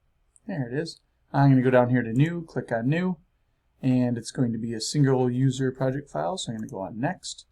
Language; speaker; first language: English; native; English